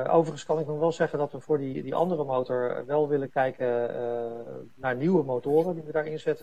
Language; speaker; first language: Dutch; native; Dutch